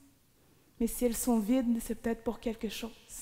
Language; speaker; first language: French; native; French